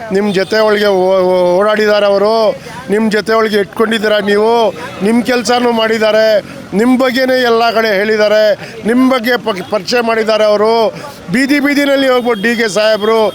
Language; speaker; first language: Kannada; non-native, local second language; Urdu